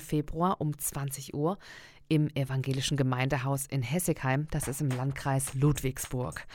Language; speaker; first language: German; native; German